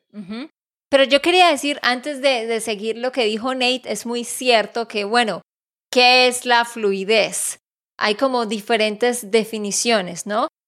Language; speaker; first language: Spanish; native; Spanish